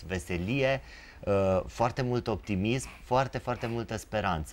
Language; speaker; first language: Romanian; native; Romanian